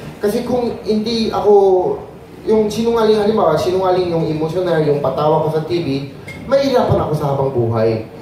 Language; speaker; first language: Filipino; non-native, fluent; Korean